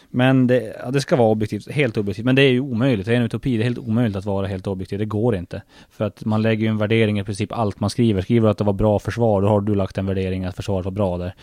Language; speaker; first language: Swedish; native; Swedish